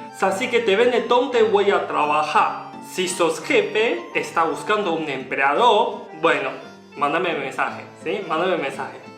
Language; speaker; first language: Spanish; non-native, learner; Chinese